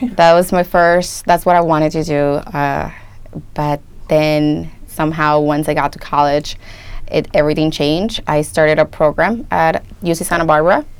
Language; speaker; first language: English; non-native, fluent; Spanish